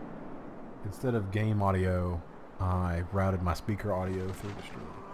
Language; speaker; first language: English; native; English